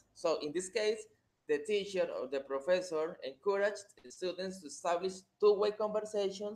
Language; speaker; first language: English; non-native, fluent; Spanish